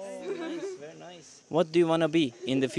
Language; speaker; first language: English; non-native, learner; Turkish